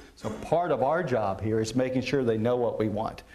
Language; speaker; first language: English; native; English